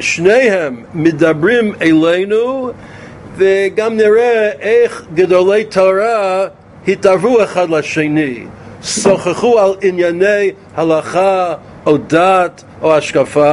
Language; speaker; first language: Hebrew; non-native, fluent; English